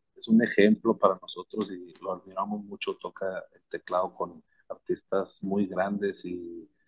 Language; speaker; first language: Spanish; native; Spanish